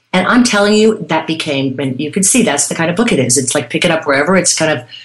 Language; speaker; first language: English; native; English